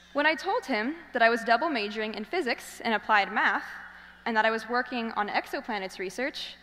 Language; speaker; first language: English; native; English